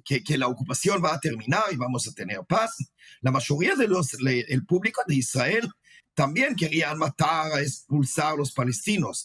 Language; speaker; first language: Spanish; non-native, fluent; Hebrew